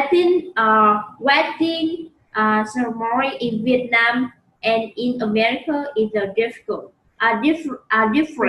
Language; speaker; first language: English; non-native, learner; Vietnamese